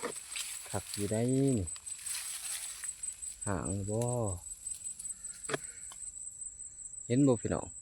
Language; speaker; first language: Thai; non-native, local second language; Northeastern Thai